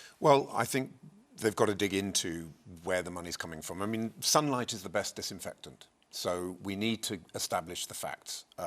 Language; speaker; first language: English; native; English